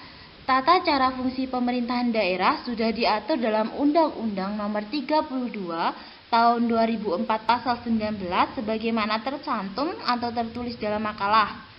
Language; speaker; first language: Indonesian; native; Indonesian